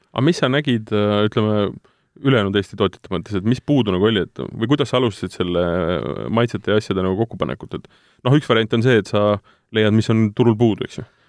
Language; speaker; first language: Estonian; native; Estonian